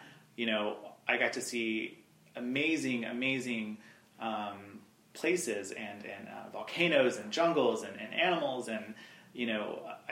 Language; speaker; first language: English; native; English